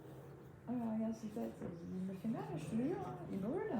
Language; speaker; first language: French; native; French